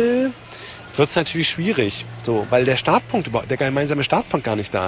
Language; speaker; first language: German; native; German